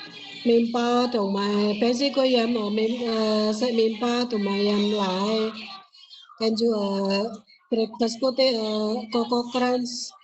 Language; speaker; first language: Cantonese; non-native, learner; Indonesian